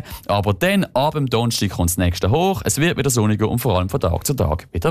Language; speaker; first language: German; native; German